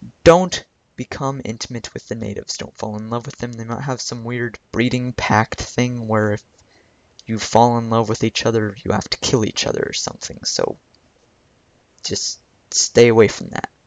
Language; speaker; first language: English; native; English